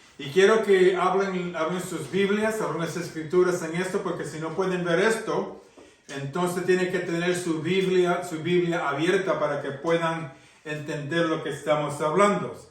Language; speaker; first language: Spanish; early bilingual, heritage; Spanish